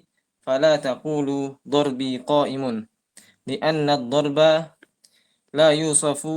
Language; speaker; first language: Arabic; non-native, learner; Indonesian